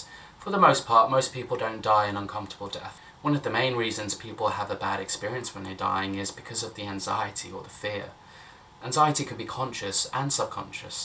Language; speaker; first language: English; native; English